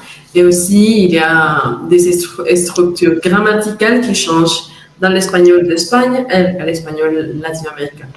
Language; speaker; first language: French; non-native, fluent; Spanish